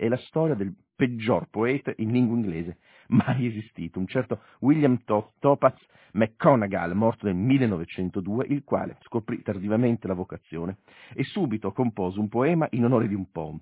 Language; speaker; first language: Italian; native; Italian